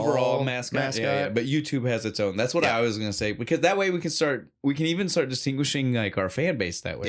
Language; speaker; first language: English; native; English